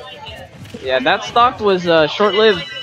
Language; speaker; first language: English; native; English